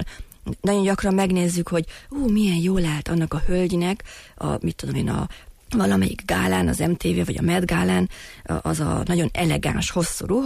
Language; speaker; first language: Hungarian; native; Hungarian